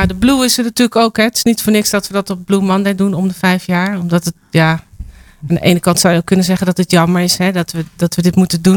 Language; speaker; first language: Dutch; native; Dutch